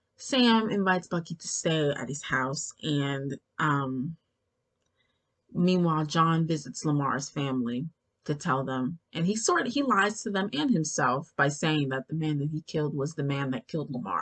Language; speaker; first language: English; native; English